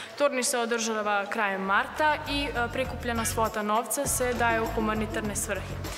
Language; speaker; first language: Serbian; native; Serbian